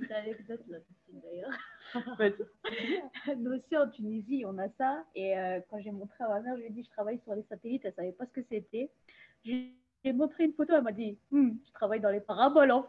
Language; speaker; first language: French; native; French